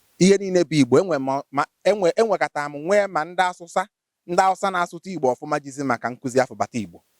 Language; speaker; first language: Igbo; native; Igbo